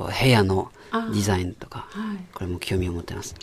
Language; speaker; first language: Japanese; non-native, learner; French